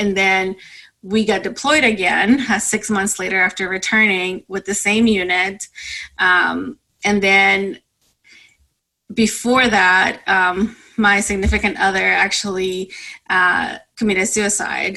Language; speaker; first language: English; non-native, fluent; Spanish